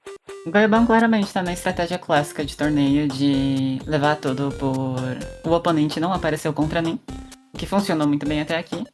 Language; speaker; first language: Portuguese; native; Portuguese